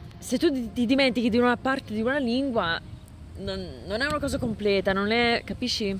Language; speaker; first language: Italian; non-native, fluent; English